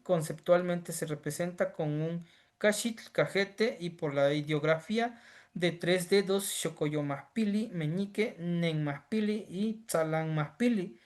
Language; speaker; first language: Spanish; native; Spanish